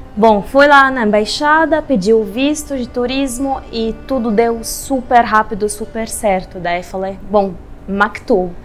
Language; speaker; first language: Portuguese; non-native, fluent; Arabic